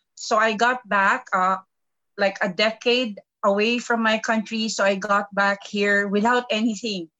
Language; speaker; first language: English; non-native, local second language; Filipino